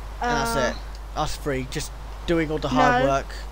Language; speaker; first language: English; native; English